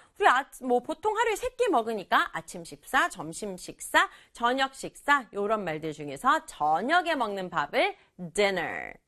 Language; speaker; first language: Korean; native; Korean